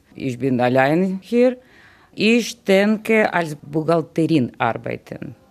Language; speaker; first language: German; non-native, learner; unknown